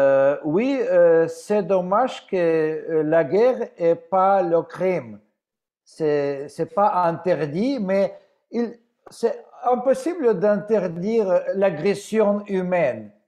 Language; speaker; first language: French; non-native, fluent; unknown